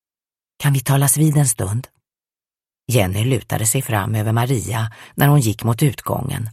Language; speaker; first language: Swedish; native; Swedish